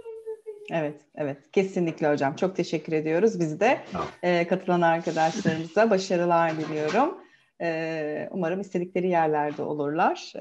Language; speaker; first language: Turkish; native; Turkish